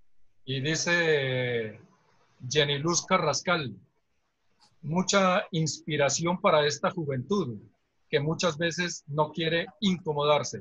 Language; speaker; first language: Spanish; native; Spanish